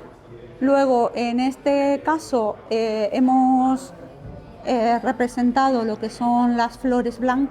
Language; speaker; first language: Spanish; native; Spanish